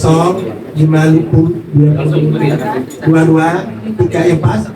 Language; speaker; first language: Indonesian; non-native, learner; Thai